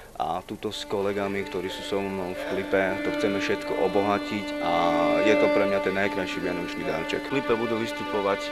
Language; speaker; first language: Slovak; non-native, local second language; Romany